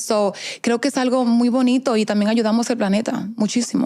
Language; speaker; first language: Spanish; early bilingual, heritage; Spanish